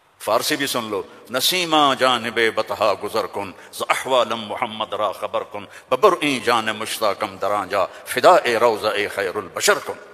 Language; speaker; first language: Urdu; non-native, local second language; Punjabi